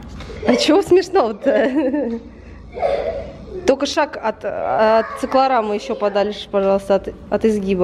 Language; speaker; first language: Russian; native; Russian